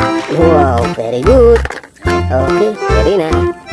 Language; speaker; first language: English; non-native, learner; Indonesian